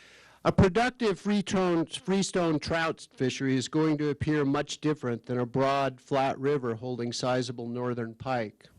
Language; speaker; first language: English; native; English